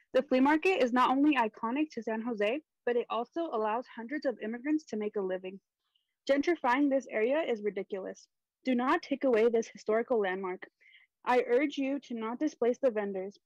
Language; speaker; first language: English; native; English